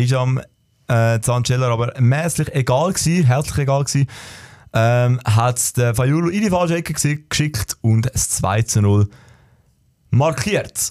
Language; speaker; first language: German; native; German